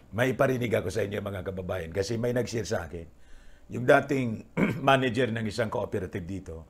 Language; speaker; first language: Filipino; non-native, local second language; Bikol